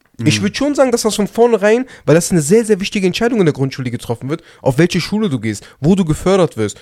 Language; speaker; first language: German; early bilingual, other home language; Turkish